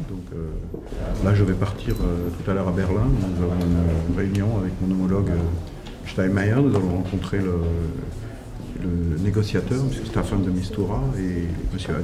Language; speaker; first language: French; native; French